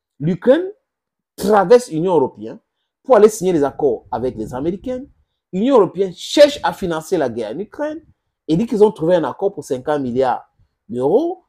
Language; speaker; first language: French; non-native, local second language; English